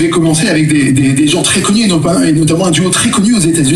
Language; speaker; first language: French; native; French